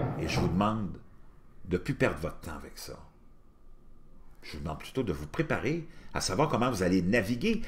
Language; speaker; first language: French; native; French